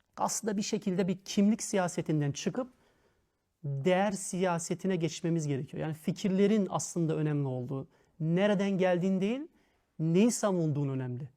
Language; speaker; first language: Turkish; early bilingual, heritage; Turkish